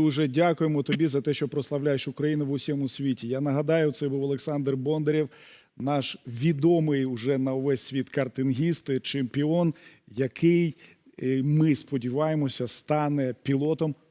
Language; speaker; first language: Ukrainian; native; Ukrainian